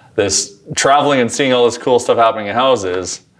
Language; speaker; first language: English; native; English